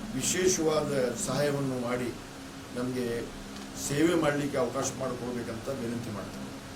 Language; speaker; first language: Kannada; non-native, local second language; Urdu